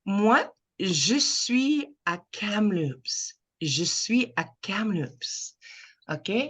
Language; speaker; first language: French; non-native, local second language; English